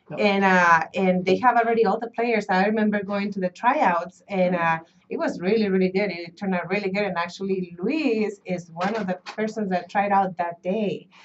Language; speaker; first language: English; early bilingual, other home language; Spanish